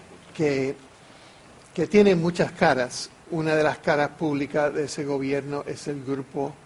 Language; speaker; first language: Spanish; non-native, fluent; English